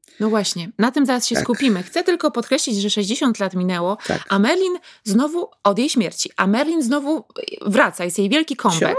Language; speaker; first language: Polish; native; Polish